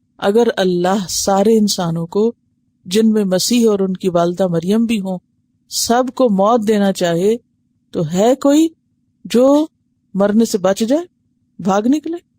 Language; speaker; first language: Urdu; native; Urdu